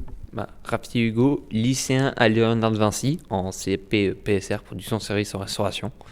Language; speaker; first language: French; native; French